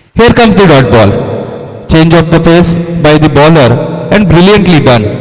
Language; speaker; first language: English; non-native, local second language; Marathi